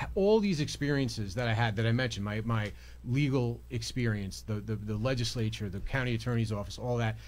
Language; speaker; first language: English; native; English